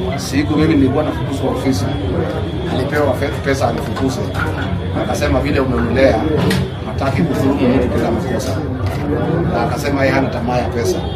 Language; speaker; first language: Swahili; non-native, local second language; Kikuyu